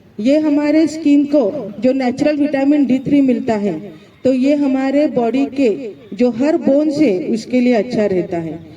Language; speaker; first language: Hindi; non-native, local second language; Marathi